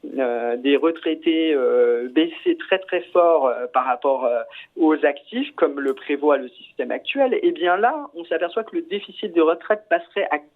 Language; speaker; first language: French; native; French